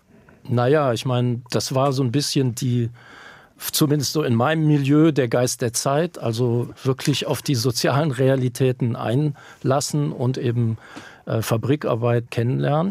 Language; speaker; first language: German; native; German